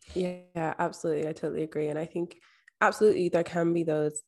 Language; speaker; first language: English; native; English